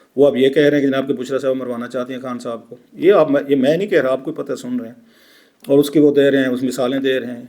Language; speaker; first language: Urdu; non-native, local second language; Saraiki